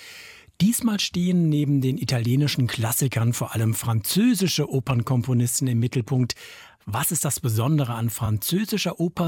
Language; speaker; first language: German; native; German